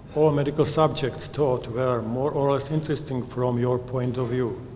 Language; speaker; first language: English; non-native, fluent; Czech